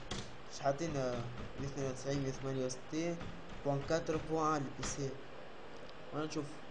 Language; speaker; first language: Arabic; native; Arabic